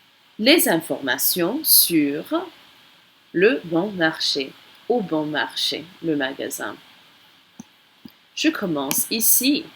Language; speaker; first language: French; non-native, fluent; English